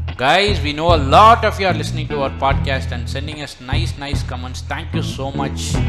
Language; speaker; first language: English; non-native, local second language; Tamil